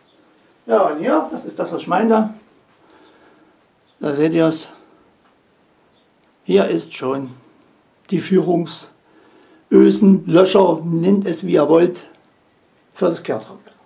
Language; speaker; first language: German; native; German